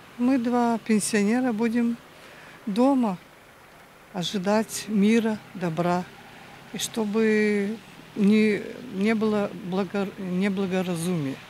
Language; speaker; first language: Russian; native; Russian